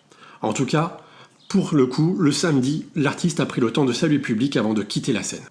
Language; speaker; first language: French; native; French